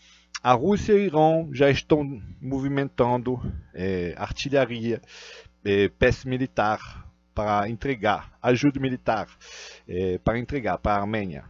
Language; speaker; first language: Portuguese; non-native, fluent; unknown